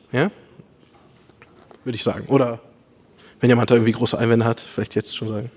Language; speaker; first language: German; native; German